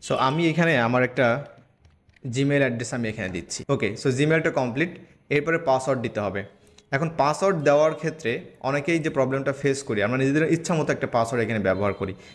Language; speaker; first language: Bangla; native; Bangla